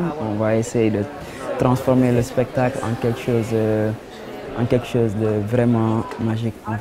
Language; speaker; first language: French; non-native, local second language; Wolof